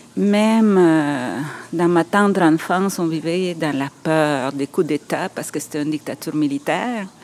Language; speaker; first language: French; non-native, fluent; Spanish